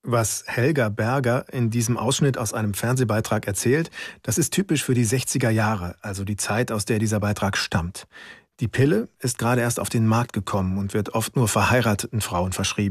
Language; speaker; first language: German; native; German